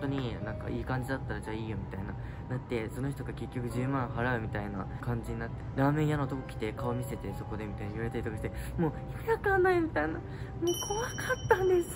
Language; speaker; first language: Japanese; native; Japanese